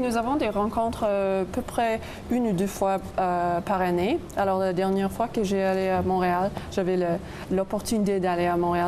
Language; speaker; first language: French; non-native, local second language; English